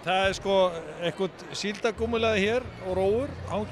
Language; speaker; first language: Icelandic; native; Icelandic